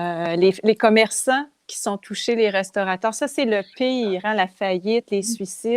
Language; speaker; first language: French; native; French